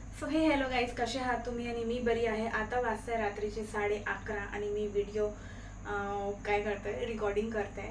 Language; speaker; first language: Marathi; non-native, local second language; Hindi